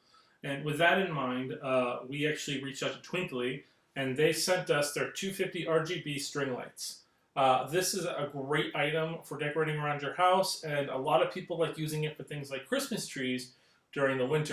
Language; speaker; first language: English; native; English